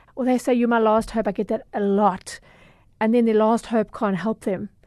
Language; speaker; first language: English; native; English